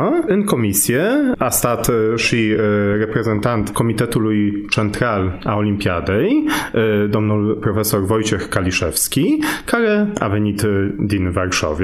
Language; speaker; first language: Romanian; non-native, fluent; Polish